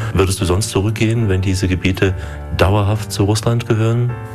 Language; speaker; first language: German; native; German